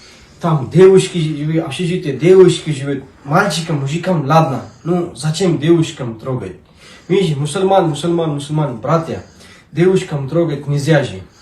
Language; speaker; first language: Russian; non-native, learner; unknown